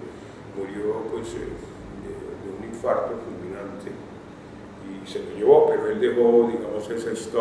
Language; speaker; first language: Spanish; native; Spanish